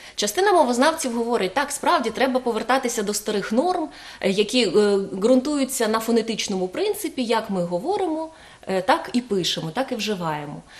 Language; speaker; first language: Ukrainian; native; Ukrainian